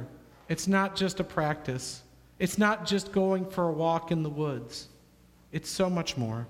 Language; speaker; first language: English; native; English